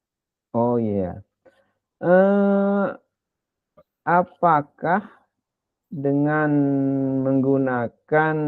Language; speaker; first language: Indonesian; non-native, local second language; Sasak